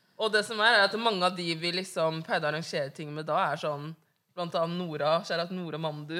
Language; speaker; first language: Norwegian; early bilingual, other home language; Wolof